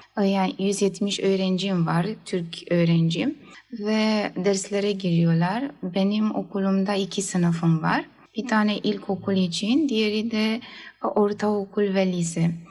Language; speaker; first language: Turkish; early bilingual, heritage; Turkish